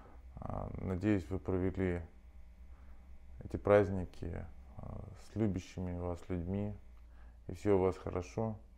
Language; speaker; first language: Russian; native; Russian